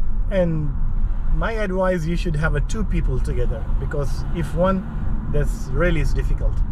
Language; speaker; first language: English; non-native, local second language; Urdu